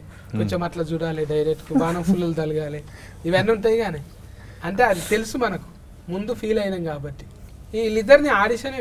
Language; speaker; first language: Telugu; native; Telugu